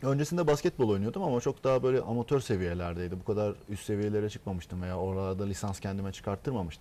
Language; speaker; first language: Turkish; native; Turkish